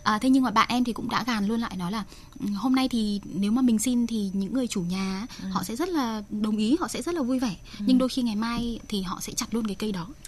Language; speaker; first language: Vietnamese; native; Vietnamese